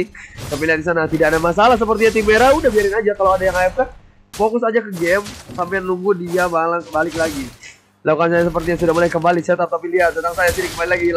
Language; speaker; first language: Indonesian; native; Indonesian